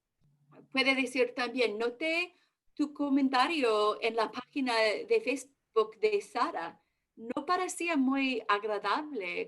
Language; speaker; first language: Spanish; early bilingual, heritage; English